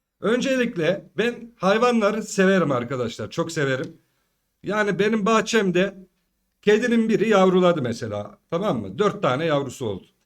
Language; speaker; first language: Turkish; early bilingual, heritage; Turkish